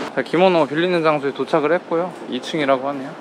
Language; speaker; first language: Korean; native; Korean